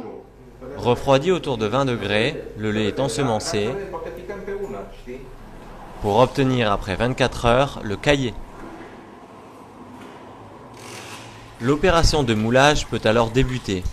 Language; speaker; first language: French; native; French